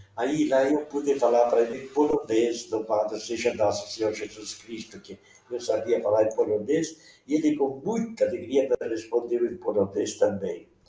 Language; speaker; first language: Portuguese; non-native, local second language; Venetian